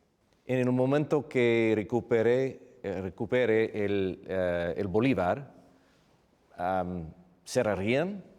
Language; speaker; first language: Spanish; non-native, fluent; English